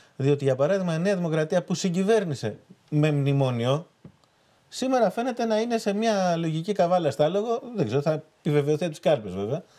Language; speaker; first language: Greek; native; Greek